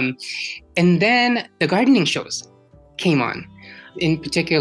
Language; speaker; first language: English; early bilingual, other home language; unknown